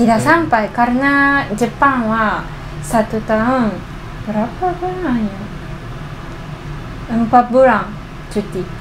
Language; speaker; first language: Indonesian; non-native, learner; Japanese